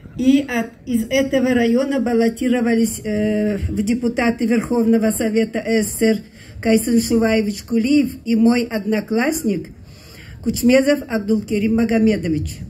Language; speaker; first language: Russian; non-native, local second language; Karachay-Balkar